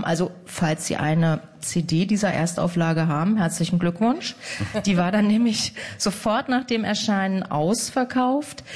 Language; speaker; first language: German; native; German